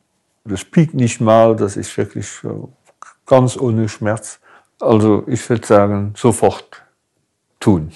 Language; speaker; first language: German; non-native, local second language; Luxembourgish